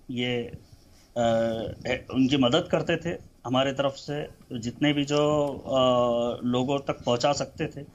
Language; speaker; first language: Hindi; non-native, local second language; Urdu